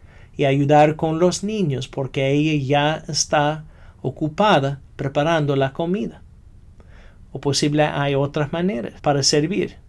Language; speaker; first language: Spanish; non-native, fluent; English